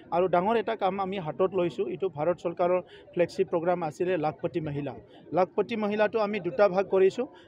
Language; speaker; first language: Assamese; non-native, local second language; Bodo